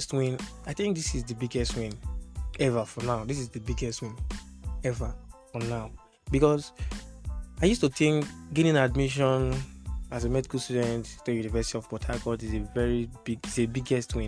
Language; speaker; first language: English; non-native, local second language; Igbo